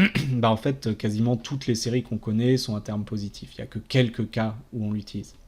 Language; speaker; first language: French; native; French